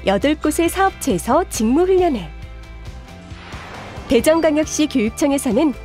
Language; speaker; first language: Korean; native; Korean